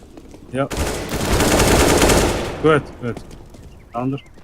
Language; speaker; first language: German; native; German